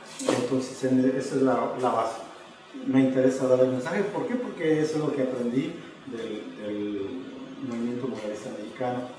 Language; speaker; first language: Spanish; native; Spanish